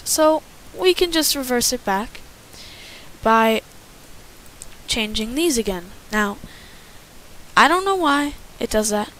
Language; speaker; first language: English; native; English